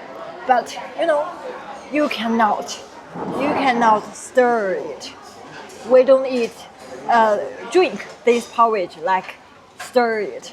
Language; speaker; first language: English; non-native, fluent; Chinese